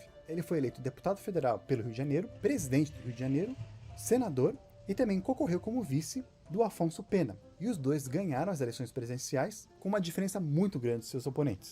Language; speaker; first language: Portuguese; native; Portuguese